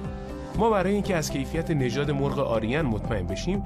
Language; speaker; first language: Persian; native; Persian